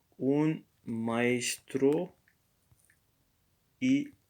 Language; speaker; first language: Spanish; non-native, learner; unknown